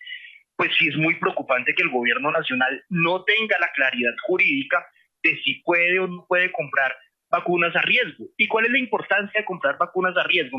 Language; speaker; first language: Spanish; native; Spanish